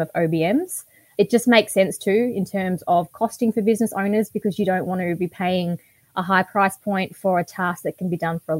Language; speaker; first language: English; native; English